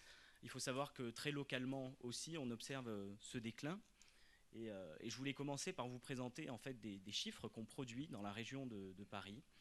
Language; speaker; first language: French; native; French